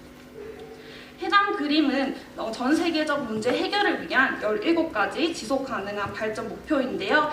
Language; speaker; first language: Korean; native; Korean